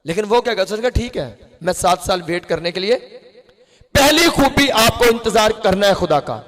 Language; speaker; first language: Urdu; non-native, local second language; Punjabi